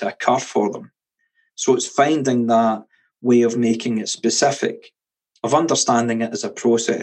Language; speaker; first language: English; native; English